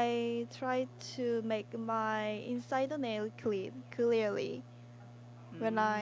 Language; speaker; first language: English; non-native, learner; Korean